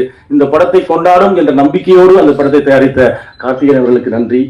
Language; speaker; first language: Tamil; native; Tamil